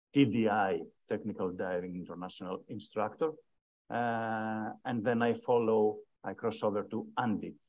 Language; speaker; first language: English; non-native, fluent; Greek